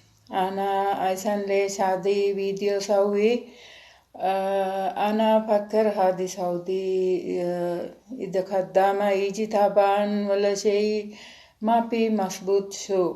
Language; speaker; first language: Arabic; non-native, learner; Sinhala